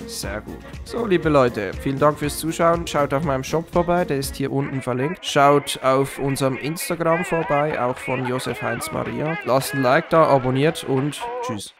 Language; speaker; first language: German; native; German